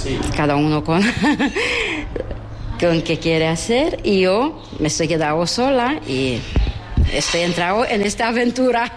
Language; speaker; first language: Spanish; non-native, learner; Romanian